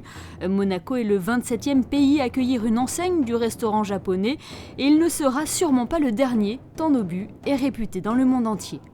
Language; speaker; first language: French; native; French